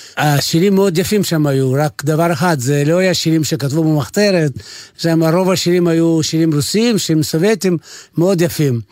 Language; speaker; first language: Hebrew; non-native, fluent; Russian